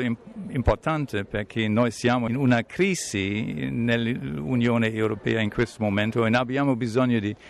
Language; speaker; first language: Italian; non-native, fluent; German